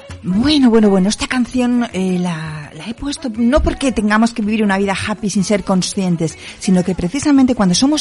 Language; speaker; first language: Spanish; native; Spanish